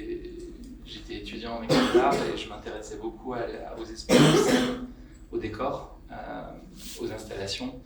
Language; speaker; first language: French; native; French